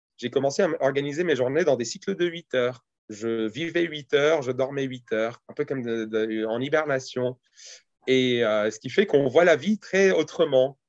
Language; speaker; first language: French; early bilingual, other home language; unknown